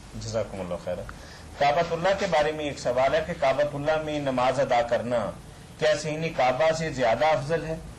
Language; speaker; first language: Urdu; non-native, local second language; Punjabi